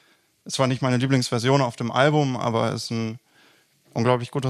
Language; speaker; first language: German; native; German